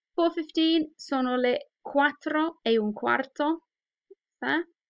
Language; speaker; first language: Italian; non-native, fluent; English